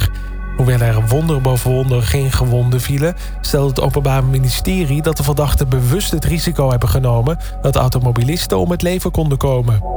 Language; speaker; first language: Dutch; native; Dutch